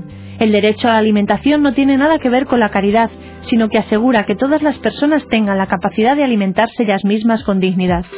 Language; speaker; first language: Spanish; native; Spanish